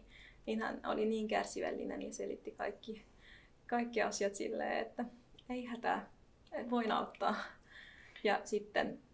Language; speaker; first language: Finnish; non-native, fluent; Arabic